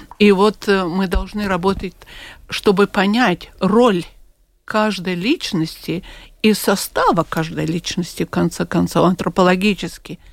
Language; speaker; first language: Russian; non-native, local second language; Latvian